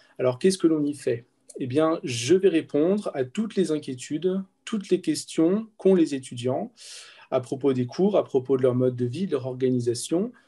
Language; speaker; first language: French; native; French